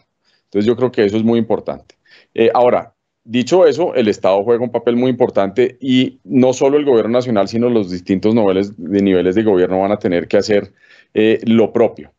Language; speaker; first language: Spanish; native; Spanish